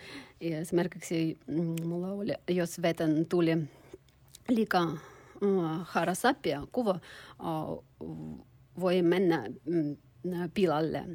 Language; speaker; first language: Finnish; non-native, learner; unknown